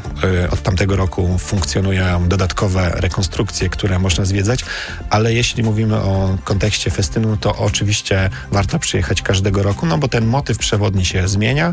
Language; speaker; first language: Polish; native; Polish